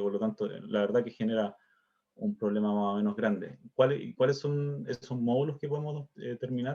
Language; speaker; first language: Spanish; native; Spanish